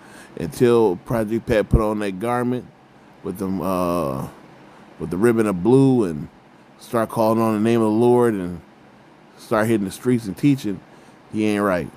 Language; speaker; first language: English; native; English